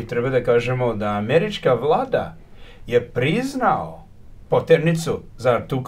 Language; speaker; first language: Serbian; early bilingual, heritage; Croatian